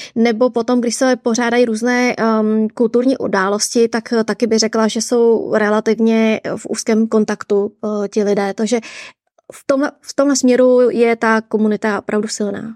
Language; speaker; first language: Czech; early bilingual, other home language; Vietnamese